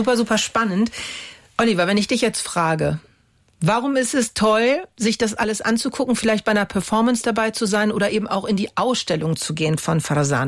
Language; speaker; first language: German; native; German